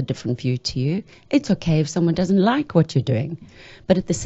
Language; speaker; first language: English; native; English